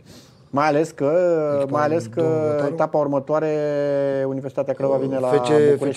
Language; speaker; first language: Romanian; native; Romanian